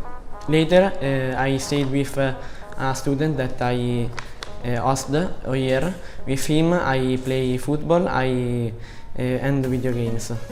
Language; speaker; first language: English; non-native, learner; Italian